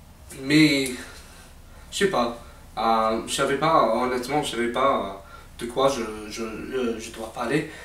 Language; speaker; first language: French; non-native, fluent; English